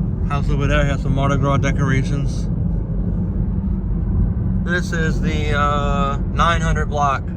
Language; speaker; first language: English; native; English